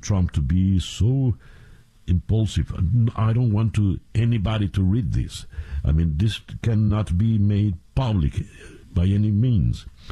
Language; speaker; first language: English; non-native, fluent; Spanish